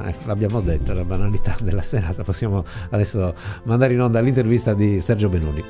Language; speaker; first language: Italian; native; Italian